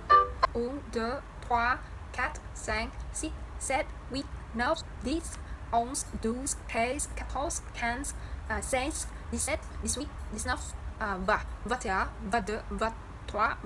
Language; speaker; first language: French; non-native, learner; Vietnamese